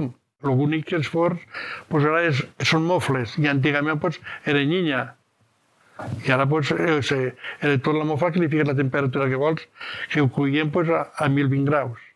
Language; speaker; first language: Catalan; native; Catalan